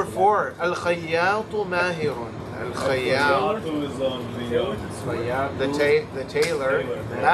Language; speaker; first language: Arabic; early bilingual, heritage; Arabic